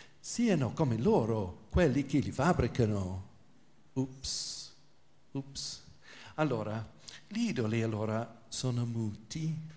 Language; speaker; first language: Italian; non-native, fluent; English